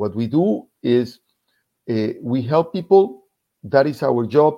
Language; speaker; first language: English; non-native, fluent; Spanish